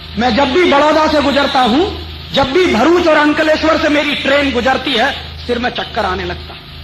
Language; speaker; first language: Hindi; native; Hindi